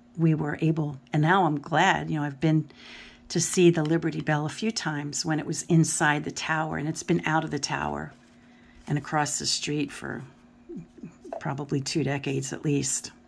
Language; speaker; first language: English; native; English